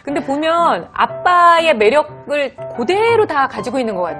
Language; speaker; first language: Korean; native; Korean